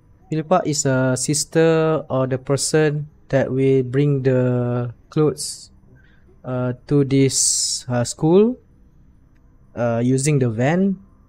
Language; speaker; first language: English; non-native, local second language; Malay